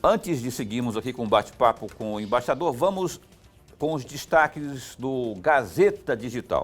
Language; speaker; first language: Portuguese; native; Portuguese